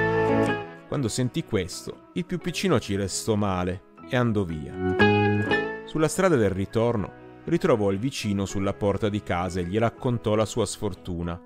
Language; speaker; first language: Italian; native; Italian